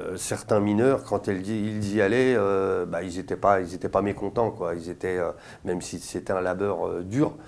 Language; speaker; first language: French; native; French